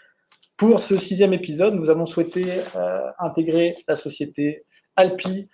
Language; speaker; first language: French; native; French